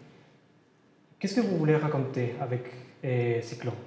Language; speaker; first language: French; non-native, learner; Spanish